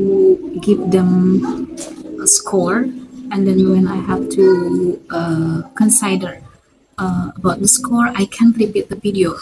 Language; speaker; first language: English; non-native, fluent; Indonesian